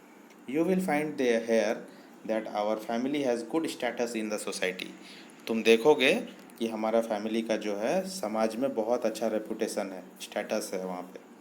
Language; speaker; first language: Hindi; native; Hindi